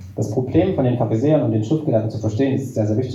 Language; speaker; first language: German; native; German